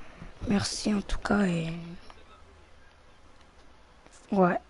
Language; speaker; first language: French; native; French